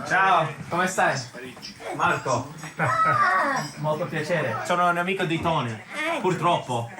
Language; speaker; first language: Italian; early bilingual, heritage; English